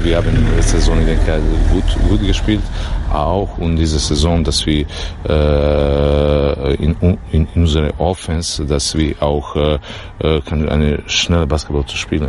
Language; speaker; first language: German; non-native, learner; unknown